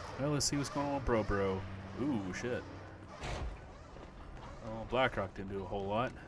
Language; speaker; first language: English; native; English